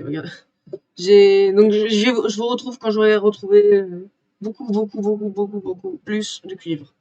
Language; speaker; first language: French; native; French